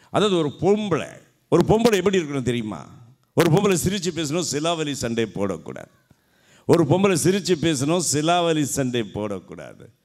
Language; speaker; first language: Tamil; native; Tamil